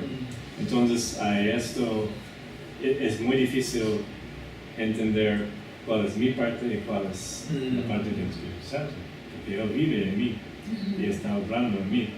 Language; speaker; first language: Spanish; non-native, fluent; English